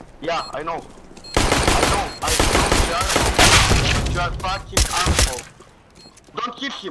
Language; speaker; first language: English; non-native, learner; Bulgarian